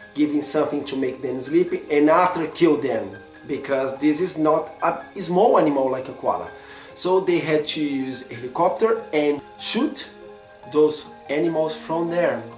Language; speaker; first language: English; non-native, fluent; Portuguese